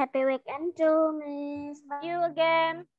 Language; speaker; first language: English; non-native, learner; Indonesian